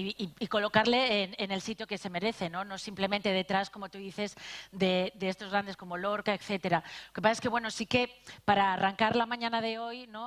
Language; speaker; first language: Spanish; native; Spanish